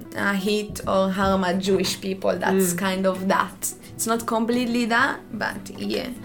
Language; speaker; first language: English; non-native, fluent; Hebrew